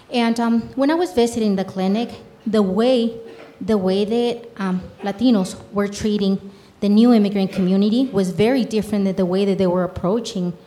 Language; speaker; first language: English; non-native, fluent; Spanish